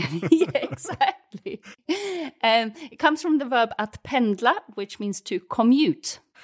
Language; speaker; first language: English; non-native, fluent; Swedish